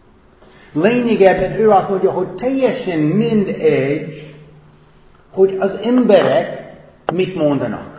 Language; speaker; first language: Hungarian; non-native, fluent; English